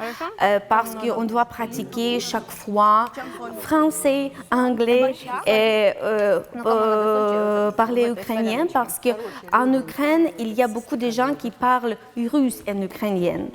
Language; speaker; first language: French; non-native, learner; Ukrainian